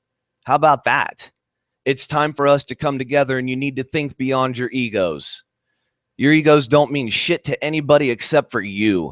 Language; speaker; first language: English; native; English